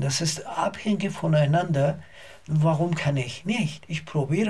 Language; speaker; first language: German; non-native, learner; Azerbaijani